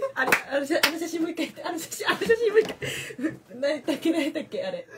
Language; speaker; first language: Japanese; native; Japanese